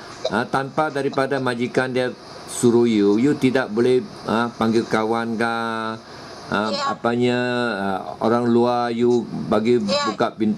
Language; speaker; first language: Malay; non-native, local second language; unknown